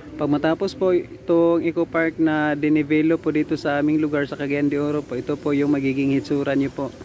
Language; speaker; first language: Filipino; non-native, local second language; Cebuano